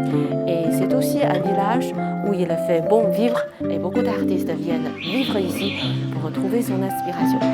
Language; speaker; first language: French; non-native, fluent; Chinese